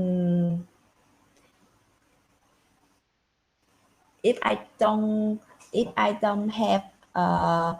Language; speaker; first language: English; non-native, learner; Vietnamese